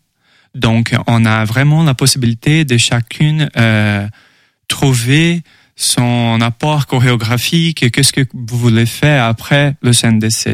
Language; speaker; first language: French; non-native, fluent; Portuguese